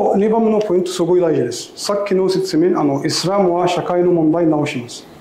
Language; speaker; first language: Japanese; non-native, learner; Arabic